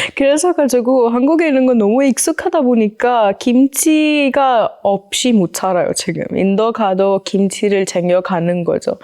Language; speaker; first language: Korean; non-native, fluent; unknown